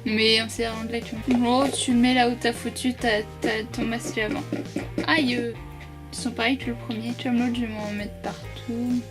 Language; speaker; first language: French; native; French